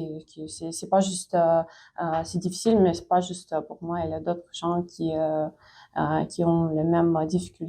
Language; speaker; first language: French; non-native, fluent; Ukrainian